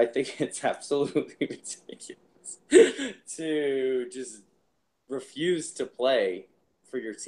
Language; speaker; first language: English; native; English